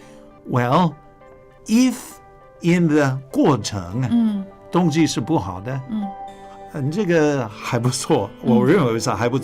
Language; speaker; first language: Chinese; non-native, fluent; English